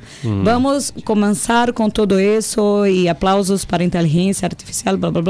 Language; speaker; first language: Spanish; non-native, learner; Portuguese